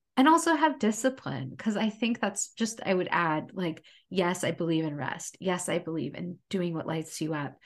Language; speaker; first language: English; native; English